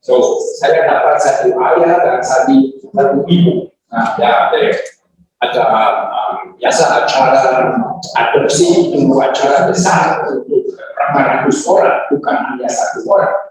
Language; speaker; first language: Indonesian; non-native, learner; German